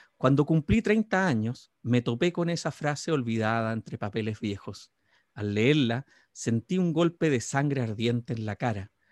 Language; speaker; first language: Spanish; native; Spanish